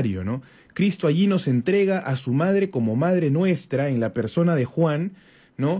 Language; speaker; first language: Spanish; native; Spanish